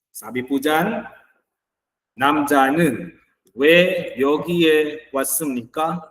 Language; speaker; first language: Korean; non-native, fluent; Filipino